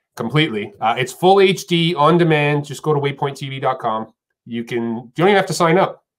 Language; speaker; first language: English; native; English